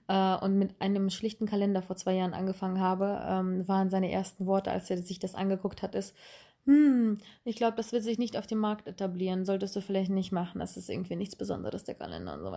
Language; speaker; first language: German; native; German